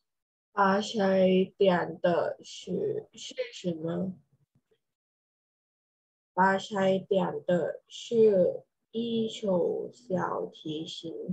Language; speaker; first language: Chinese; non-native, learner; Thai